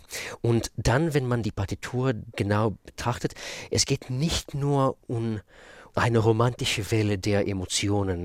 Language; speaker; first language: German; non-native, fluent; Russian